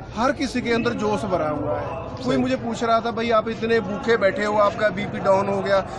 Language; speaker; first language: Hindi; non-native, local second language; Punjabi